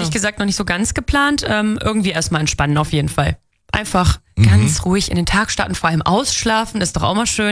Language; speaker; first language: German; native; German